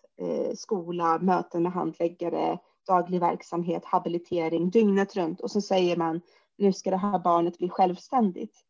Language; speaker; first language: Swedish; early bilingual, other home language; Arabic